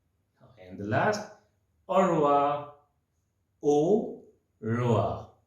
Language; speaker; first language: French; non-native, fluent; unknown